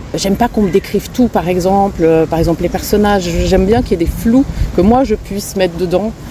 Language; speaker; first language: French; non-native, local second language; Romanian